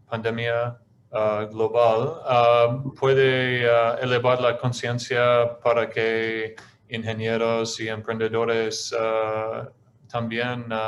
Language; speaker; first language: Spanish; non-native, fluent; English